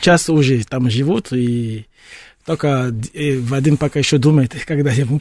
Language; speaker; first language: Russian; non-native, fluent; Fon